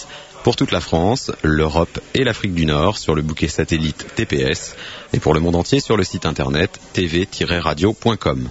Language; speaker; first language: French; native; French